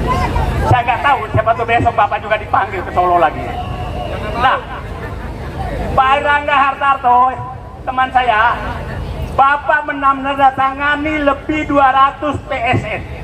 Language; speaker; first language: Indonesian; native; Indonesian